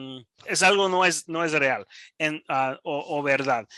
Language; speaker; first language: Spanish; non-native, learner; English